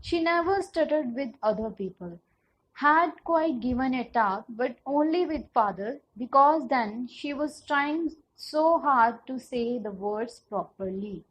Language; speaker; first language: English; non-native, local second language; Punjabi